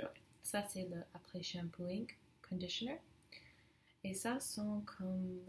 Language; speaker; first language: French; non-native, learner; English